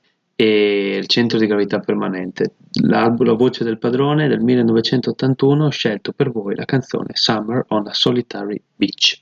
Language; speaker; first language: Italian; native; Italian